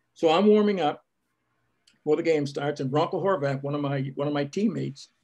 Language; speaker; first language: English; native; English